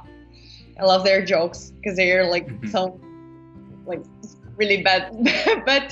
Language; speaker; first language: English; non-native, fluent; Russian